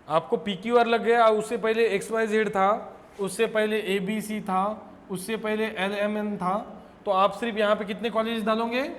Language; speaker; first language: Hindi; non-native, local second language; Marathi